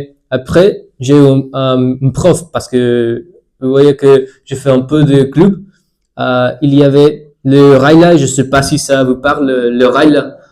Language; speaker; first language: French; non-native, learner; Spanish